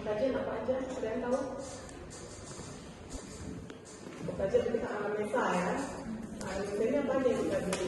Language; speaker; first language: Indonesian; native; Indonesian